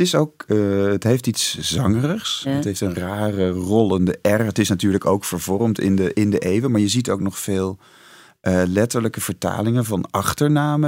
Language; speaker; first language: Dutch; native; Dutch